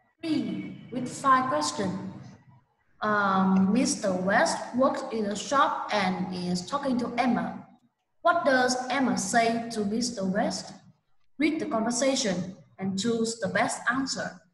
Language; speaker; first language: English; non-native, fluent; Vietnamese